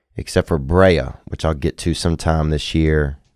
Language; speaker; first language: English; native; English